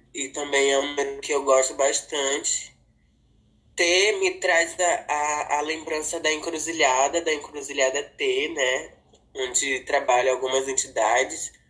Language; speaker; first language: Portuguese; non-native, local second language; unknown